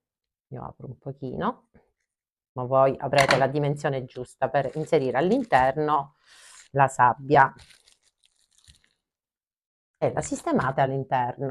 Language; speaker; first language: Italian; native; Italian